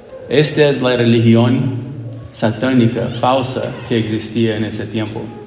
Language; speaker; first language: Spanish; non-native, fluent; English